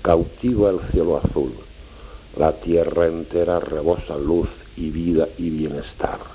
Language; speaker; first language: Spanish; non-native, local second language; Catalan